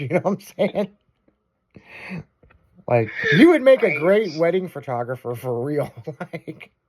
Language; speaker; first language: English; native; English